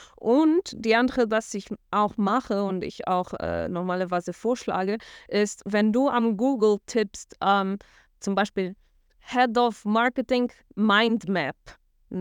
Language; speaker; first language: German; non-native, fluent; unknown